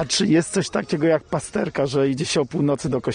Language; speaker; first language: Polish; native; Polish